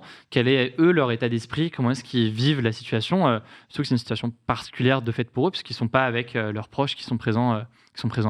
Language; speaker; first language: French; native; French